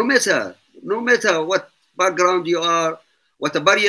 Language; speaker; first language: English; non-native, fluent; Arabic